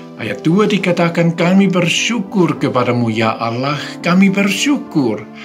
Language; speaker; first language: Indonesian; non-native, fluent; Swiss German